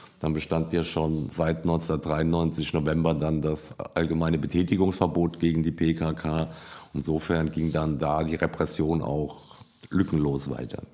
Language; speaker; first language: German; native; German